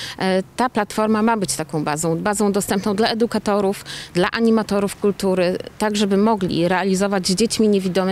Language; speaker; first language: Polish; native; Polish